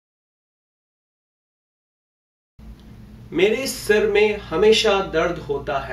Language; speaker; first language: Hindi; native; Hindi